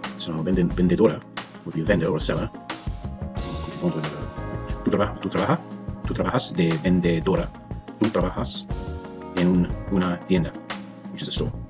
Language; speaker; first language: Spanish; non-native, learner; English